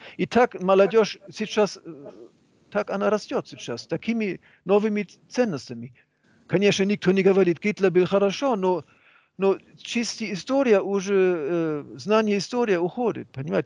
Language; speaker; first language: Russian; non-native, fluent; German